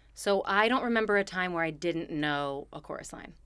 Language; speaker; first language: English; native; English